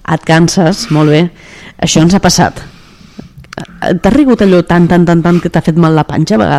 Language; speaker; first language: Catalan; native; Catalan